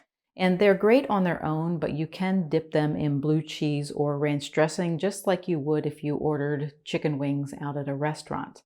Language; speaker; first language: English; native; English